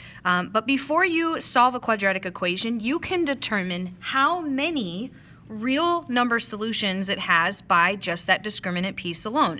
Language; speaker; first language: English; native; English